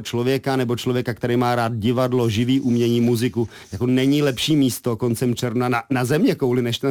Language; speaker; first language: Czech; native; Czech